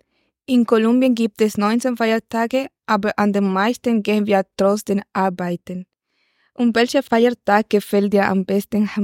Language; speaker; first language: German; non-native, learner; Spanish